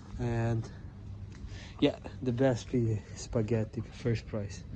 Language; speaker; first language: English; non-native, learner; Turkish